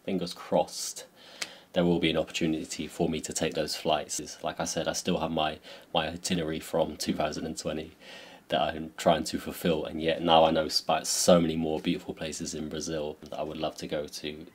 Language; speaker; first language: English; native; English